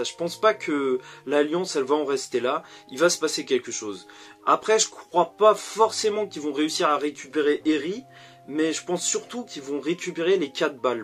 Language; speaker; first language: French; native; French